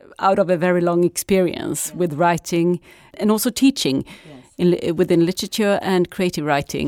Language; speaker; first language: English; non-native, fluent; Swedish